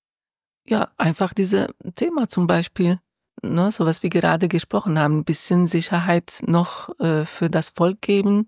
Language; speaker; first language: German; non-native, learner; Arabic